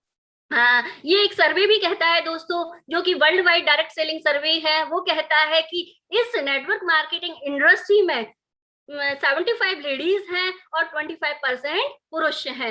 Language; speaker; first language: Hindi; native; Hindi